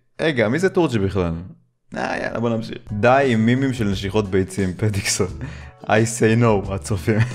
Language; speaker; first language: Hebrew; native; Hebrew